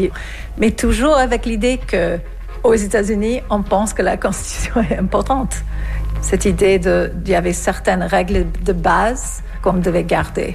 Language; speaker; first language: French; non-native, fluent; English